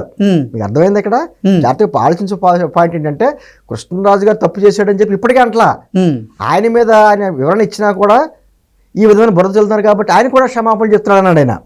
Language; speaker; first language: Telugu; native; Telugu